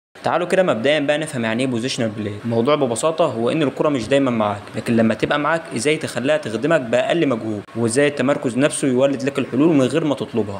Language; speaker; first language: Arabic; native; Arabic